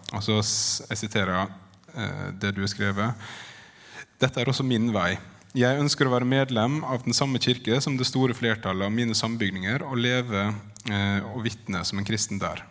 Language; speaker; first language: Norwegian; native; Norwegian